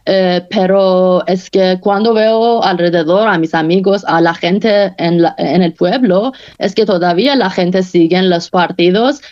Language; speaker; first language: Spanish; non-native, fluent; Persian